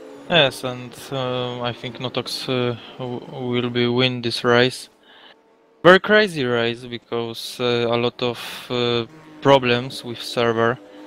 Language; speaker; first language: English; non-native, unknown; Polish